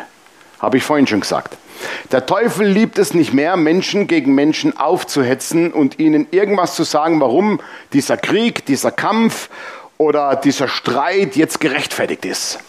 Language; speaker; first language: German; native; German